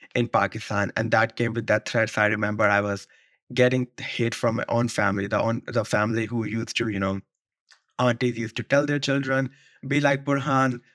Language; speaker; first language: English; non-native, local second language; Urdu